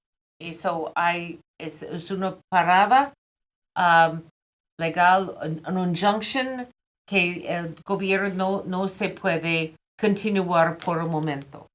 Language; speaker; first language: Spanish; non-native, fluent; English